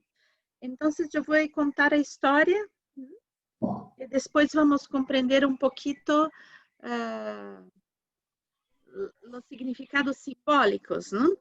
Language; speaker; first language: Spanish; non-native, learner; Portuguese